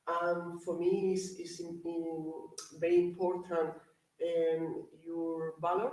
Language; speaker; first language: English; non-native, learner; Spanish